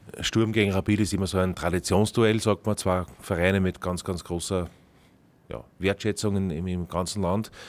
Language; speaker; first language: German; native; German